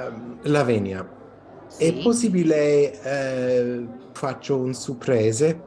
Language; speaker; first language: Italian; non-native, learner; English